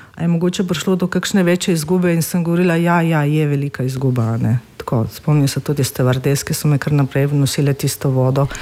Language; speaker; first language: Slovenian; non-native, fluent; Russian